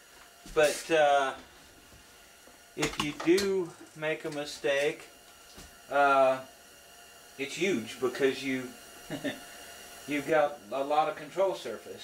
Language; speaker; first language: English; native; English